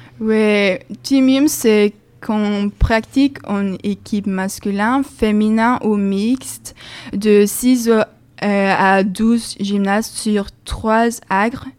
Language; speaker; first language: French; non-native, learner; Swedish